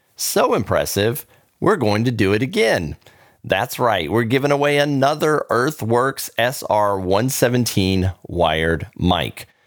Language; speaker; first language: English; native; English